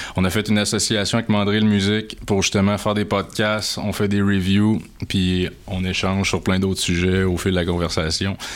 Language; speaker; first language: French; native; French